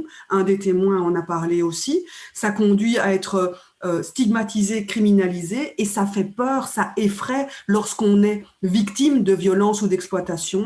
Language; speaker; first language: French; native; French